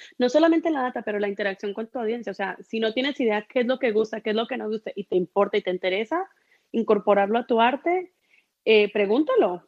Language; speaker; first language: Spanish; early bilingual, heritage; Spanish